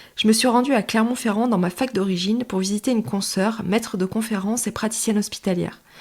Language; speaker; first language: French; native; French